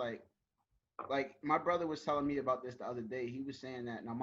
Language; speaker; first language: English; native; English